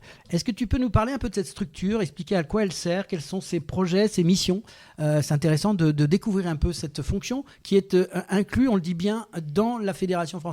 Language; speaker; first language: French; native; French